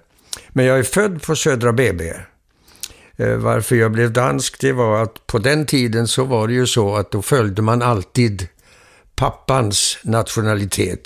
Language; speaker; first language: Swedish; early bilingual, heritage; Swedish